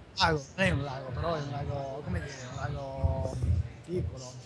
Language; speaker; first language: Italian; non-native, fluent; English